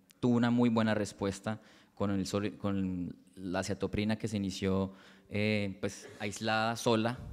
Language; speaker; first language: Spanish; native; Spanish